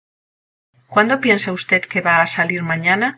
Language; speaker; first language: Spanish; non-native, learner; English